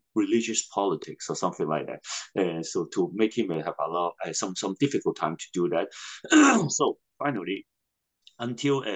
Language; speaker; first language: English; non-native, local second language; Cantonese